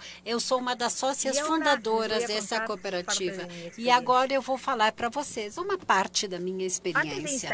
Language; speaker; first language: Portuguese; early bilingual, heritage; Spanish